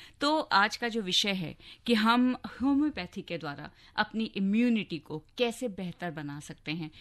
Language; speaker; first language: Hindi; native; Hindi